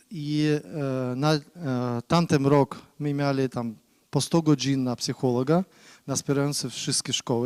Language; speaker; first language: Polish; non-native, learner; Ukrainian